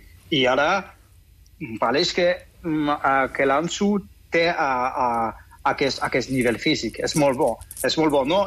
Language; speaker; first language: Catalan; non-native, fluent; French